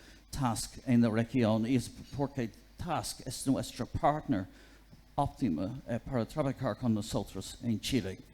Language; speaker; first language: Spanish; non-native, fluent; English